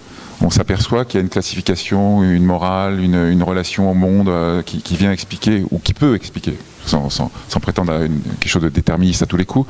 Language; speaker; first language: French; native; French